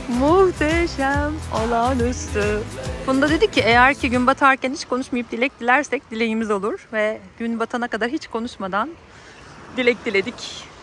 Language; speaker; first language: Turkish; native; Turkish